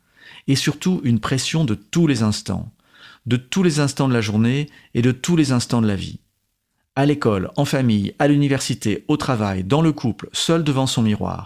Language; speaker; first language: French; native; French